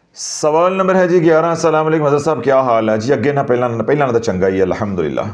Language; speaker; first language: Urdu; non-native, local second language; Punjabi